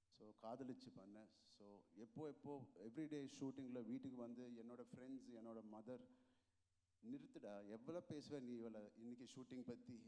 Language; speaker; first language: Tamil; non-native, local second language; Telugu